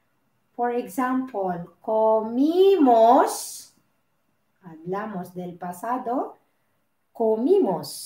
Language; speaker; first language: Spanish; non-native, learner; Filipino